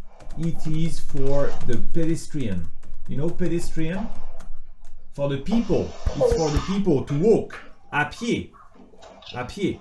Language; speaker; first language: English; non-native, fluent; French